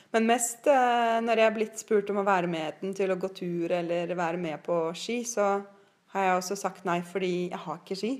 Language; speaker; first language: Norwegian; non-native, fluent; Russian